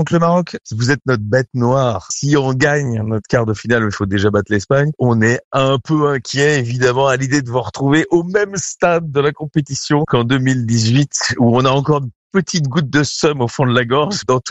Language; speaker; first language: French; native; French